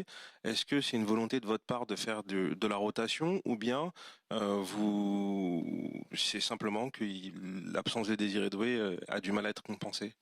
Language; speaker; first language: French; native; French